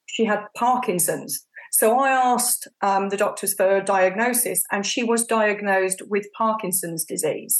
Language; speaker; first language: English; native; English